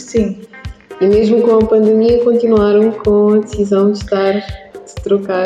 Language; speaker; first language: Portuguese; non-native, local second language; Kabuverdianu